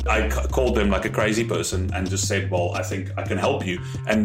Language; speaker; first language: English; non-native, local second language; German